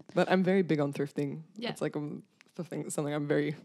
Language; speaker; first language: English; non-native, fluent; Romanian